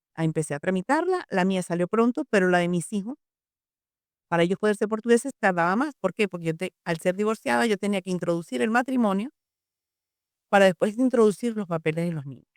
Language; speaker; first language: Spanish; native; Spanish